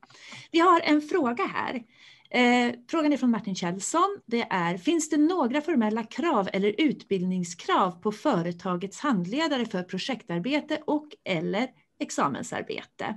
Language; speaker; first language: Swedish; native; Swedish